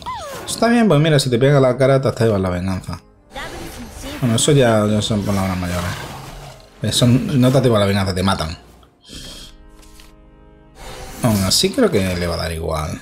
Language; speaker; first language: Spanish; native; Spanish